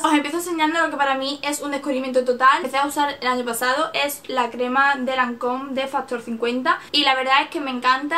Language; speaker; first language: Spanish; native; Spanish